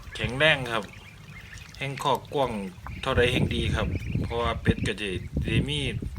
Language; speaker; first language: Thai; non-native, local second language; Northeastern Thai